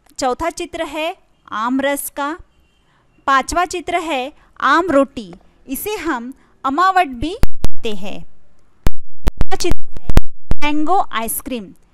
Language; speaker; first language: Hindi; non-native, local second language; Marathi